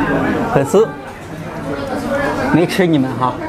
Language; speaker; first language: Chinese; native; Chinese